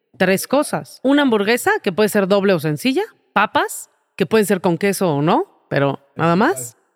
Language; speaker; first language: Spanish; native; Spanish